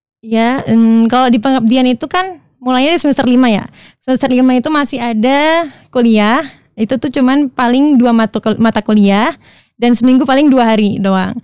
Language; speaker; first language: Indonesian; native; Indonesian